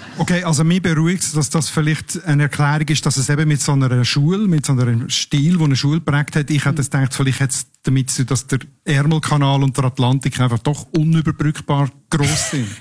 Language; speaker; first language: German; native; German